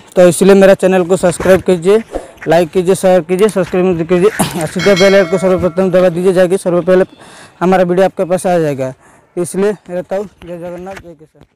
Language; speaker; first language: Hindi; non-native, local second language; Odia